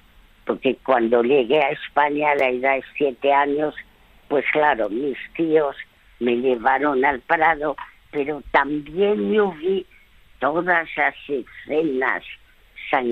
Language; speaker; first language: Spanish; early bilingual, other home language; French